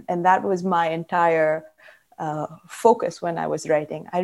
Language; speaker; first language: English; non-native, local second language; Kannada